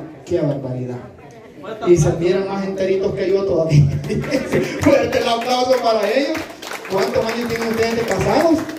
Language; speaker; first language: Spanish; native; Spanish